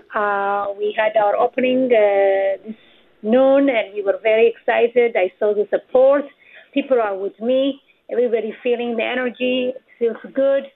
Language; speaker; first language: English; non-native, fluent; Amharic